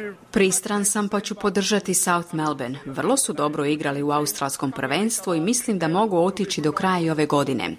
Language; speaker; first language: Croatian; native; Croatian